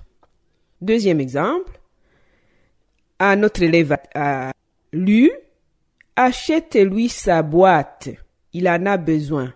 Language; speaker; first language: French; non-native, local second language; Rundi